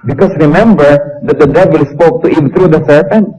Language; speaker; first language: English; non-native, local second language; Filipino